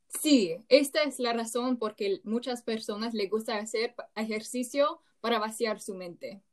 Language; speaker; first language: Spanish; non-native, learner; English